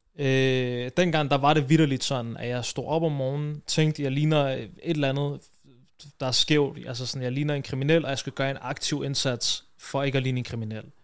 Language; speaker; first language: Danish; early bilingual, other home language; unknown